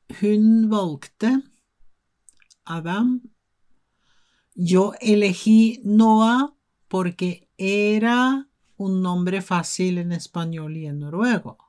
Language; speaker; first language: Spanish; non-native, fluent; Norwegian